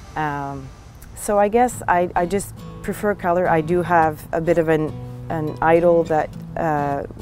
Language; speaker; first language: English; native; English